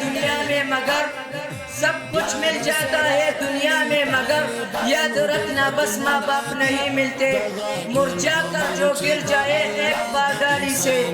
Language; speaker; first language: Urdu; non-native, local second language; Pashto